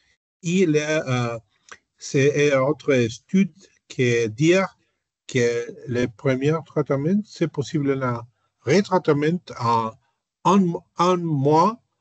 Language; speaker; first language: French; non-native, learner; Spanish